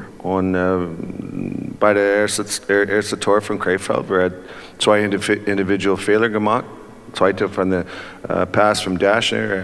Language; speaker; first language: German; non-native, learner; English